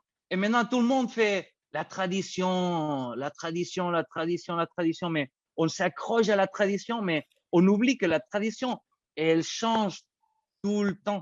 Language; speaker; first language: French; non-native, fluent; Spanish